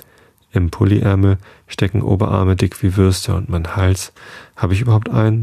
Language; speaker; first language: German; native; German